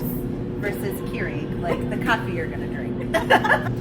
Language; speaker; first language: English; native; English